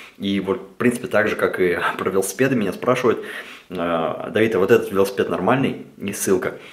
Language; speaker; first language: Russian; early bilingual, heritage; Russian